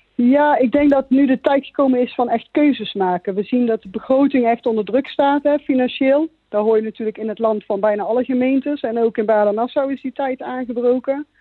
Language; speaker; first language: Dutch; native; Dutch